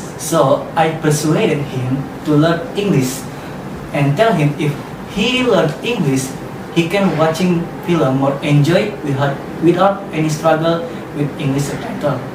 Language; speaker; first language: English; non-native, learner; Indonesian